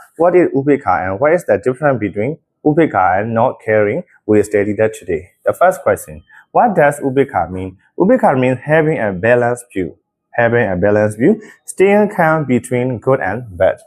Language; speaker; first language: English; non-native, fluent; Burmese